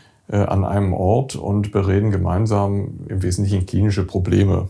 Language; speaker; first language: German; native; German